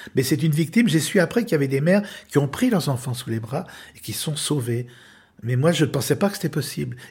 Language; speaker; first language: French; native; French